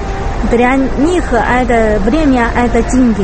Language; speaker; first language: Russian; non-native, learner; Chinese